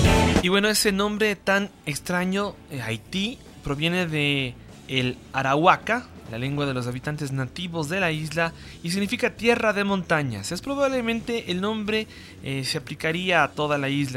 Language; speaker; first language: Spanish; native; Spanish